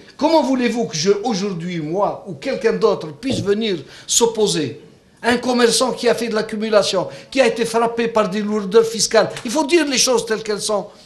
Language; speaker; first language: French; non-native, local second language; Arabic